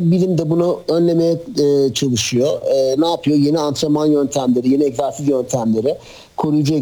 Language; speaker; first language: Turkish; native; Turkish